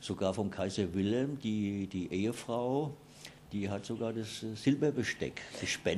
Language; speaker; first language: German; native; German